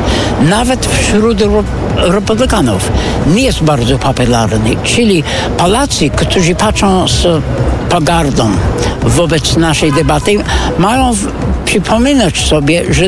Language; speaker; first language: Polish; non-native, fluent; English